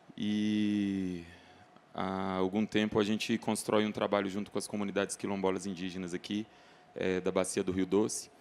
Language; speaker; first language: Portuguese; native; Portuguese